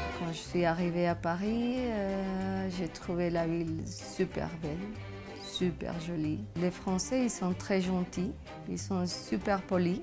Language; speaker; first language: French; non-native, fluent; Spanish